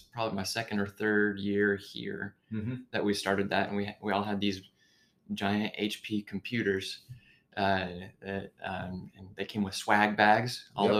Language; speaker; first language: English; native; English